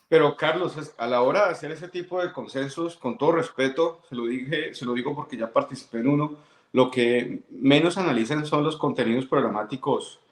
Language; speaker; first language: Spanish; native; Spanish